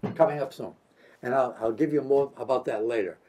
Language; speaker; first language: English; native; English